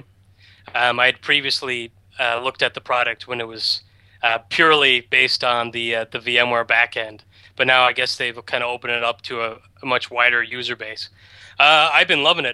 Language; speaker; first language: English; native; English